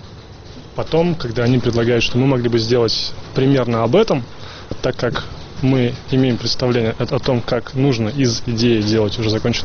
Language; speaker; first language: Russian; native; Russian